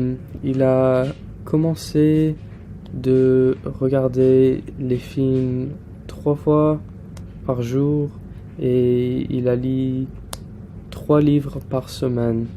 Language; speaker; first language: French; non-native, learner; English